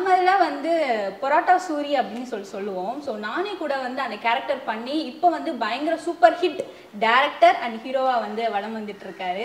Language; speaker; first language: Tamil; native; Tamil